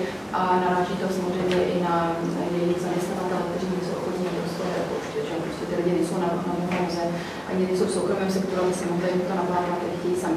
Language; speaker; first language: Czech; native; Czech